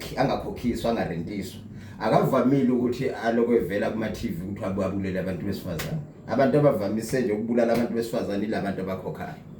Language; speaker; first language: Zulu; non-native, local second language; Xhosa